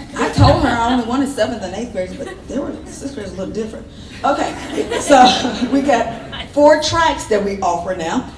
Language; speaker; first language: English; native; English